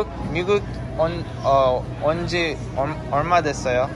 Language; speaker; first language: Korean; early bilingual, heritage; Korean